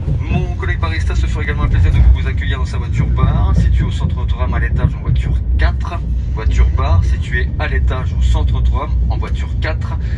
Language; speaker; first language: French; native; French